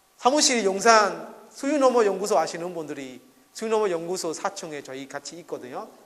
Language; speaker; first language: Korean; non-native, fluent; Burmese